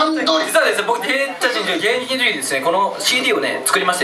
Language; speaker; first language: Japanese; native; Japanese